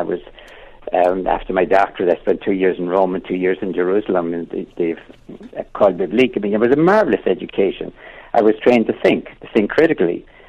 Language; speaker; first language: English; native; English